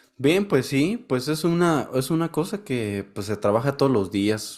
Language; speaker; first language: Spanish; native; Spanish